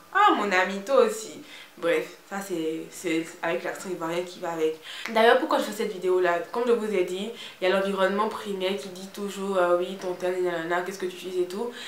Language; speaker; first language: French; native; French